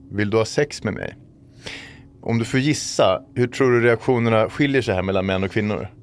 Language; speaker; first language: Swedish; native; Swedish